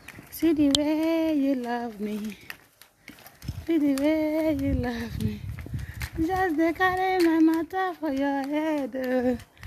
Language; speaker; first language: English; non-native, local second language; Igbo